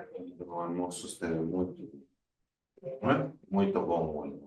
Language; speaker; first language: Portuguese; non-native, fluent; Spanish